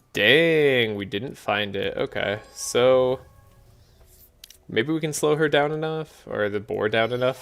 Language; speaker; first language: English; native; English